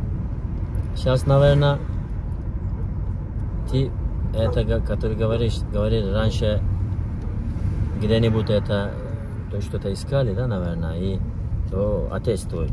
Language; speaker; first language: Russian; non-native, learner; Turkish